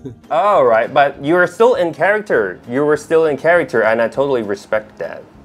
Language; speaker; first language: English; non-native, local second language; Cantonese